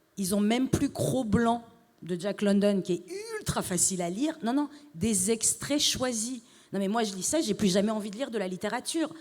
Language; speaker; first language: French; early bilingual, other home language; Persian